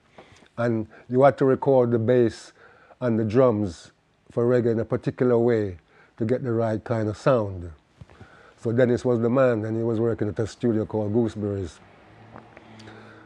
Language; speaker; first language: English; non-native, local second language; Jamaican Creole English